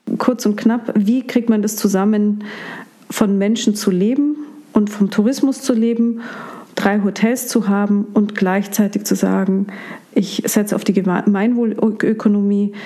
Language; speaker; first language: German; native; German